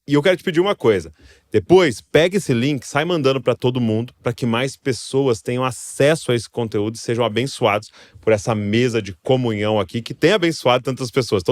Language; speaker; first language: Portuguese; native; Portuguese